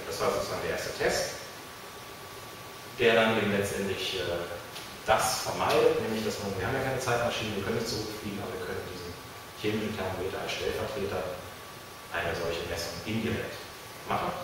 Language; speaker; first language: German; native; German